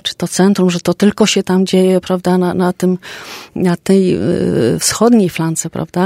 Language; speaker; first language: Polish; native; Polish